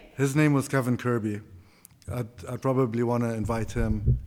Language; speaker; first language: English; non-native, fluent; Arabic